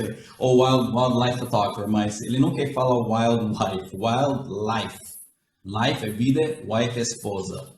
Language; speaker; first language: Portuguese; non-native, fluent; English